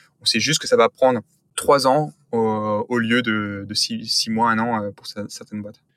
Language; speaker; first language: French; native; French